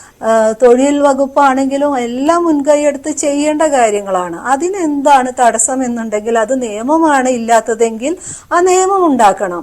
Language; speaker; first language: Malayalam; native; Malayalam